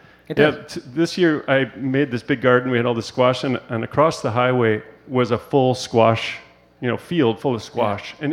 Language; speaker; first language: English; native; English